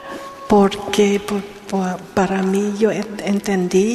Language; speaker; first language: Spanish; non-native, learner; Vietnamese